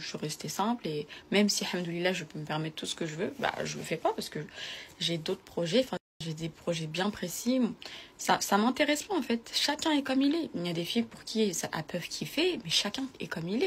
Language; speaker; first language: French; native; French